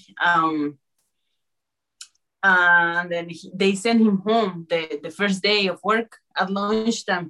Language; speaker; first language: English; early bilingual, other home language; Spanish